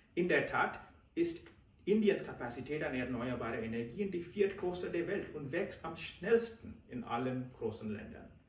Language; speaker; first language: German; non-native, fluent; Telugu